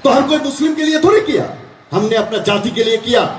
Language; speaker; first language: Hindi; non-native, local second language; Bangla